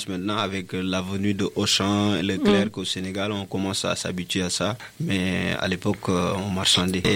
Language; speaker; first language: French; non-native, local second language; Wolof